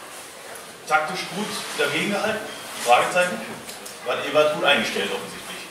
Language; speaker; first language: German; native; German